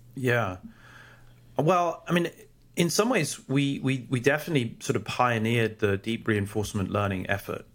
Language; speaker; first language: English; native; English